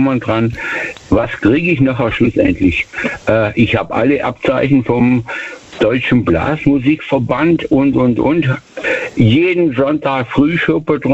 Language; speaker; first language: German; native; German